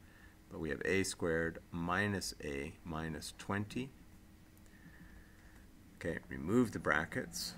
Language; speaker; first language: English; native; English